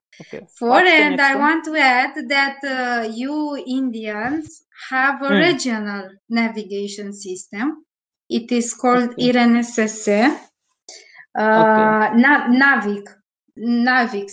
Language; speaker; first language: English; non-native, learner; Romanian